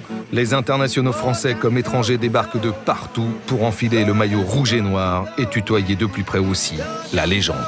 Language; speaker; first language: French; native; French